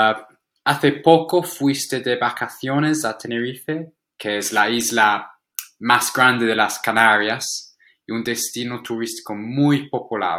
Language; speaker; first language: Spanish; non-native, fluent; English